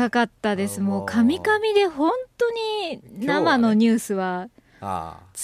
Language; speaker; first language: Japanese; native; Japanese